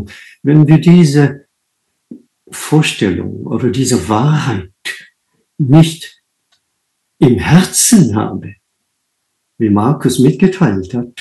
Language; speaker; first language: German; non-native, fluent; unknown